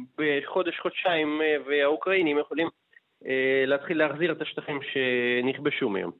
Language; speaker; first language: Hebrew; non-native, fluent; Russian